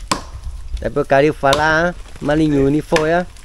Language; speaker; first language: Portuguese; non-native, learner; Vietnamese